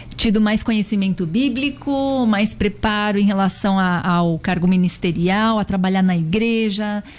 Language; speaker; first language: Portuguese; native; Portuguese